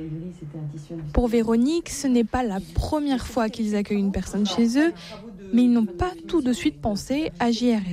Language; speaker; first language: French; native; French